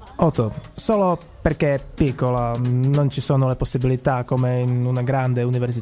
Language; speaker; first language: Italian; non-native, learner; Czech